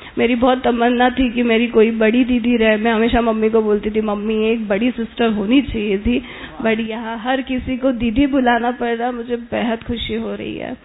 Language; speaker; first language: Hindi; native; Hindi